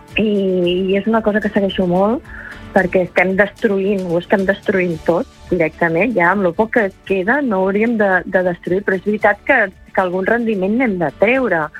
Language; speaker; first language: Catalan; native; Catalan